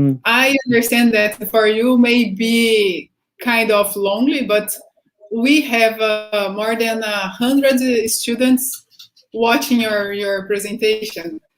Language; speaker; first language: English; non-native, fluent; Portuguese